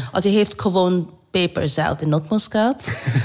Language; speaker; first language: Dutch; non-native, learner; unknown